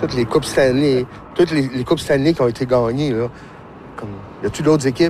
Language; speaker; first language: French; native; French